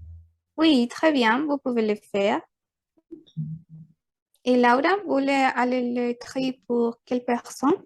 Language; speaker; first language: French; non-native, fluent; Spanish